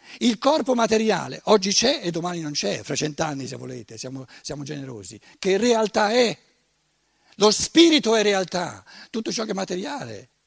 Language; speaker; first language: Italian; native; Italian